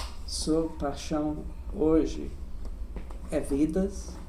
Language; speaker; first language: Portuguese; non-native, fluent; English